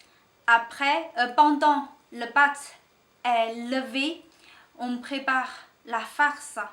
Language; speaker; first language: French; non-native, learner; Chinese